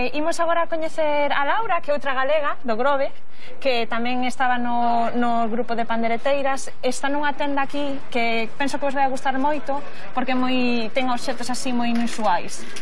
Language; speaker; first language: Galician; native; Galician